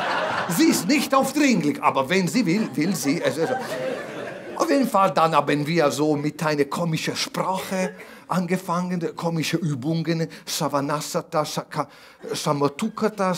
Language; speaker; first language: German; non-native, fluent; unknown